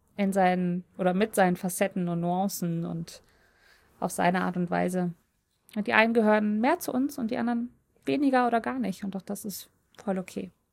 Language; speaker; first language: German; early bilingual, other home language; Polish